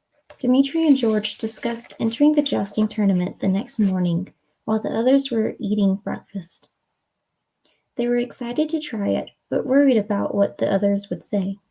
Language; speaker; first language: English; native; English